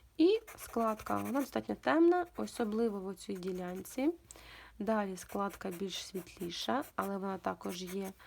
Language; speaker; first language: Ukrainian; non-native, local second language; Russian